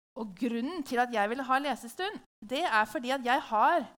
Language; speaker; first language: Norwegian; native; Norwegian